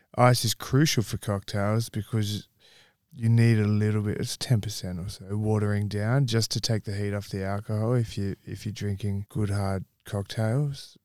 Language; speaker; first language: English; native; English